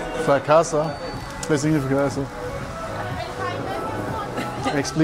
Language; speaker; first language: Spanish; non-native, learner; English